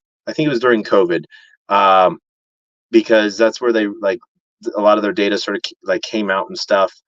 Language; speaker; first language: English; native; English